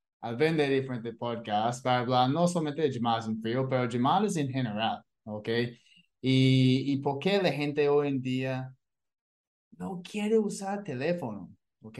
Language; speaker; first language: Spanish; non-native, fluent; English